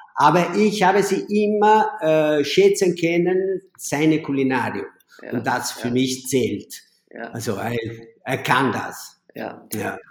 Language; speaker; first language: German; non-native, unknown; Italian